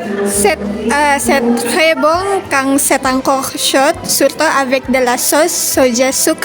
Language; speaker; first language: French; non-native, learner; Indonesian